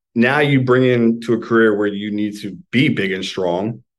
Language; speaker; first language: English; native; English